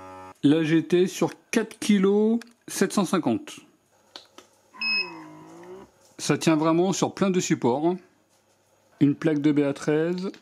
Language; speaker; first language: French; native; French